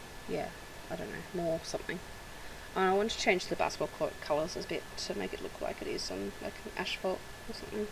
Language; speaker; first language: English; native; English